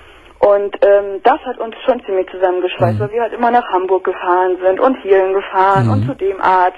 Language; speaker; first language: German; native; German